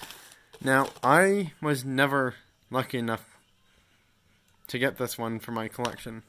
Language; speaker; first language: English; native; English